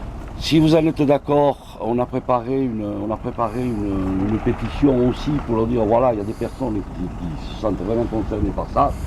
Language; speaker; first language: French; native; French